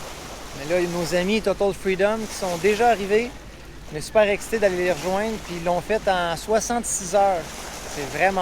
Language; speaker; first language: French; native; French